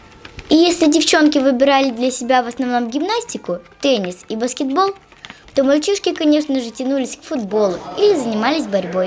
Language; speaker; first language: Russian; native; Russian